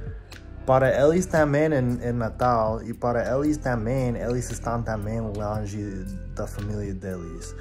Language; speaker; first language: Portuguese; non-native, fluent; English